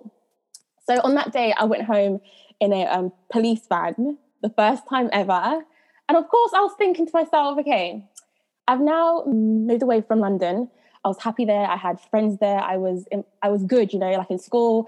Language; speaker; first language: English; native; English